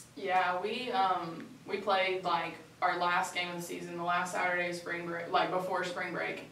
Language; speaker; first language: English; native; English